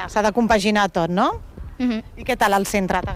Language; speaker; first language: Catalan; native; Catalan